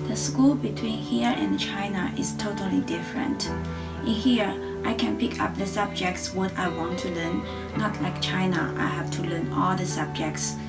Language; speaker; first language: English; non-native, learner; Chinese